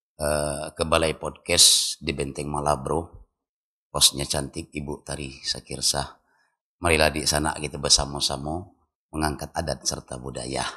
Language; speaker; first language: Indonesian; non-native, local second language; Malay